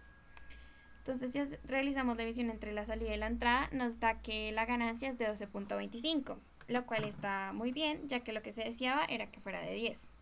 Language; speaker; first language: Spanish; native; Spanish